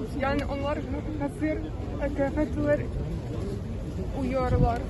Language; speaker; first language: Turkish; non-native, learner; Ukrainian